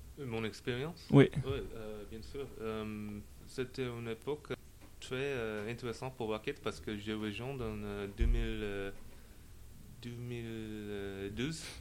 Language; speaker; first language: French; non-native, learner; English